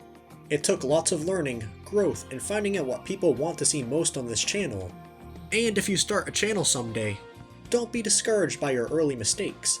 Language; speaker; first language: English; native; English